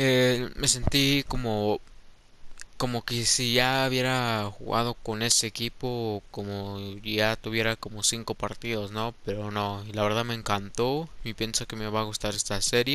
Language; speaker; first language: Spanish; early bilingual, heritage; Spanish